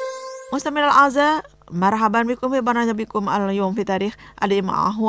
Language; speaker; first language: Arabic; non-native, fluent; Indonesian